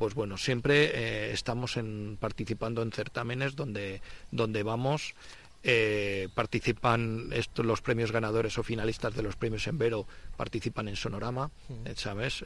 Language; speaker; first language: Spanish; native; Spanish